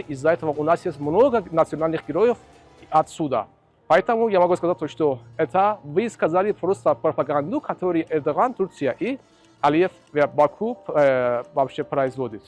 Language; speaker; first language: Russian; non-native, fluent; Azerbaijani